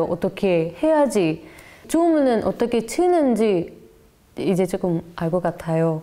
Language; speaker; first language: Korean; non-native, learner; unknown